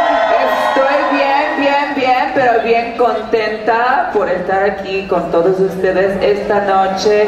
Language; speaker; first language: Spanish; early bilingual, heritage; Spanish